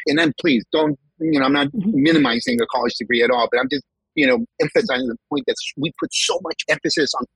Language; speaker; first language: English; early bilingual, other home language; Spanish